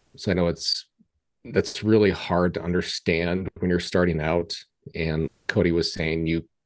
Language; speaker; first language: English; native; English